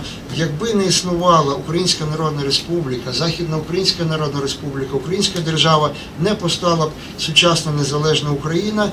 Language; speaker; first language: Ukrainian; native; Ukrainian